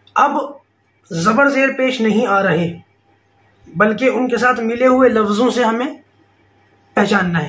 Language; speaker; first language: Urdu; native; Urdu